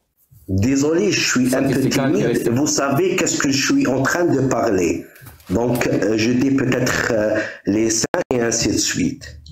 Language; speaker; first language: French; non-native, local second language; Arabic